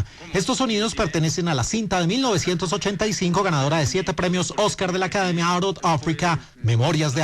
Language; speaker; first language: Spanish; native; Spanish